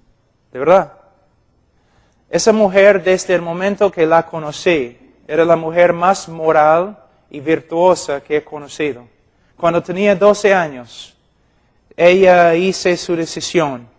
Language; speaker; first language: Spanish; non-native, fluent; English